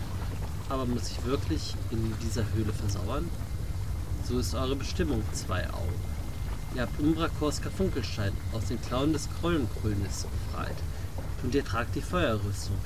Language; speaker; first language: German; native; German